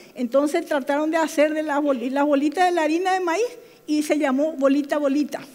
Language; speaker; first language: Spanish; non-native, local second language; Guarani